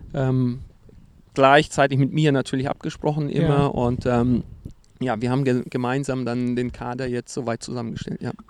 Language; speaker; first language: German; non-native, fluent; Portuguese